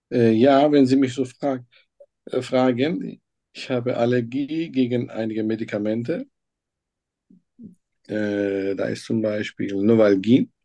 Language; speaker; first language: German; non-native, fluent; Turkish